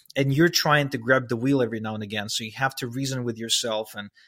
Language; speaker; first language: English; early bilingual, other home language; Hebrew